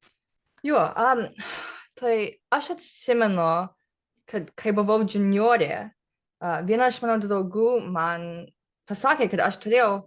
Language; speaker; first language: Lithuanian; early bilingual, heritage; English